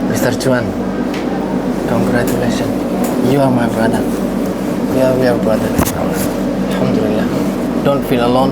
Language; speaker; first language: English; non-native, learner; Indonesian